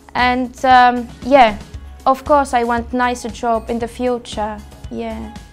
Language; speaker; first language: English; non-native, learner; Arabic